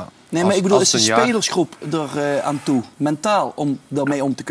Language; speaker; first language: Dutch; native; Dutch